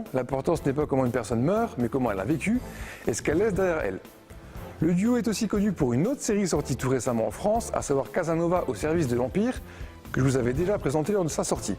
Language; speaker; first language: French; native; French